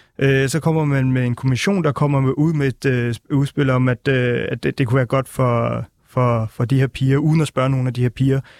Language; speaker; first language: Danish; early bilingual, other home language; Punjabi